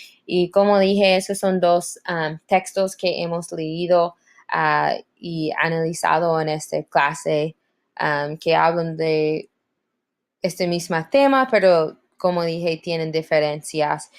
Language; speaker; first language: Spanish; non-native, learner; English